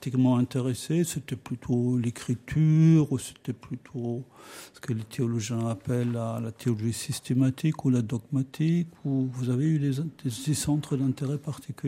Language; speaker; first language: French; native; French